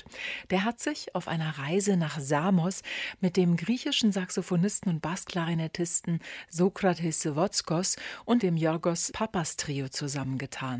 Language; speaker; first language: German; native; German